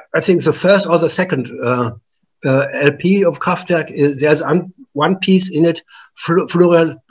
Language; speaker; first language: English; non-native, learner; German